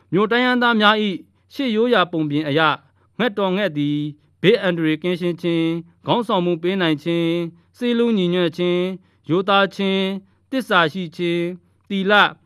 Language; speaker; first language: Burmese; non-native, local second language; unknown